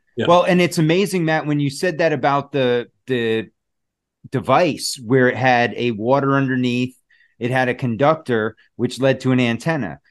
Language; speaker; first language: English; native; English